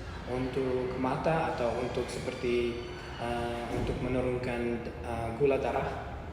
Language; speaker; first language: Indonesian; non-native, learner; Uzbek